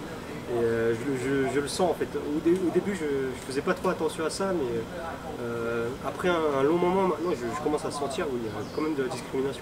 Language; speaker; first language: French; early bilingual, other home language; Min Nan Chinese